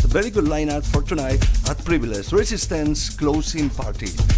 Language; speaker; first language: English; non-native, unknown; Spanish